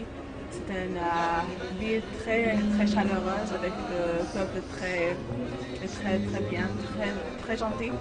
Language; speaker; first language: French; non-native, learner; English